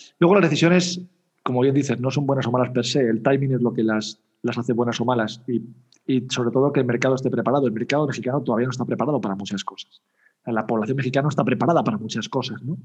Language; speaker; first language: Spanish; native; Spanish